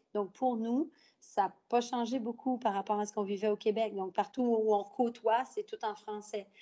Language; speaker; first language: French; native; French